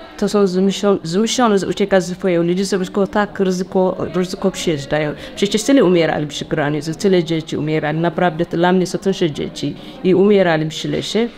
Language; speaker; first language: Polish; non-native, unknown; Tigrinya